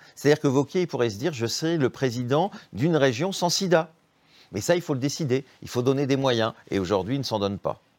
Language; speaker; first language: French; native; French